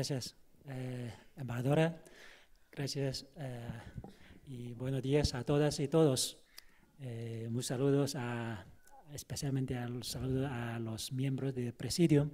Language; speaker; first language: Spanish; non-native, fluent; Chinese